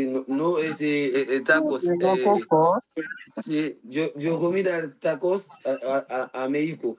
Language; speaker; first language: Spanish; non-native, learner; Haitian Creole